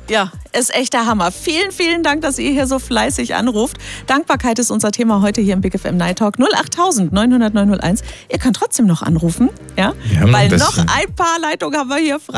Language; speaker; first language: German; native; German